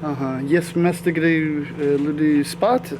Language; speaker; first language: Russian; non-native, learner; English